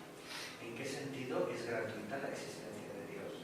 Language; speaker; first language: Spanish; native; Spanish